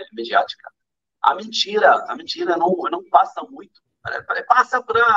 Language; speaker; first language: Portuguese; non-native, fluent; Arabic